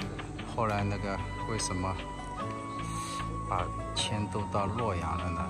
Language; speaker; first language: Chinese; native; Chinese